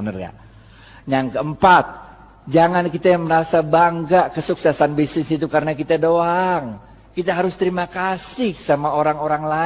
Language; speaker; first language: Indonesian; native; Indonesian